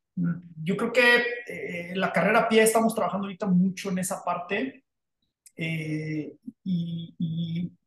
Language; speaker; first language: Spanish; native; Spanish